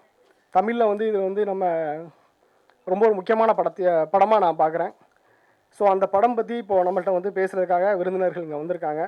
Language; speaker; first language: Tamil; native; Tamil